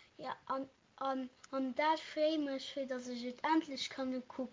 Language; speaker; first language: German; non-native, local second language; Luxembourgish